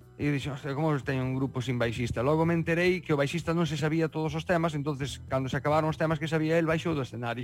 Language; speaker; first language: Galician; native; Galician